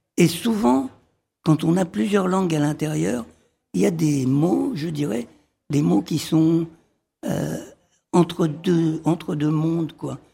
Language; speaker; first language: French; early bilingual, other home language; Arabic